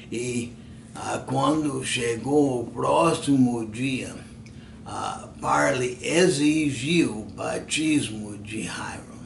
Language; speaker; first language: Portuguese; non-native, fluent; English